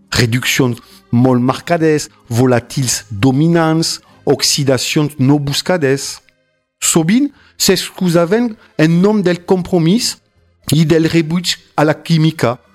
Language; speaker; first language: Catalan; non-native, fluent; French